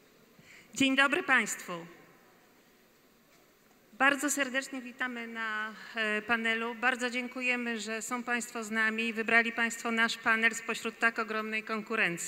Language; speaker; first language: Polish; native; Polish